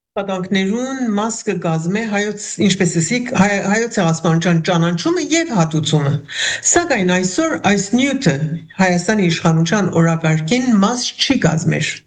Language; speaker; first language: Armenian; early bilingual, heritage; Armenian